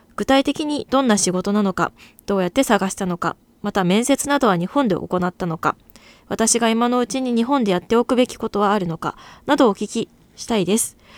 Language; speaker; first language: Japanese; native; Japanese